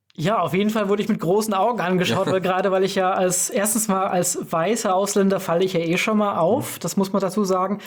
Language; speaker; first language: German; native; German